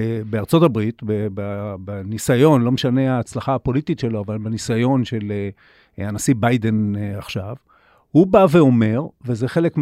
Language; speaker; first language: Hebrew; native; Hebrew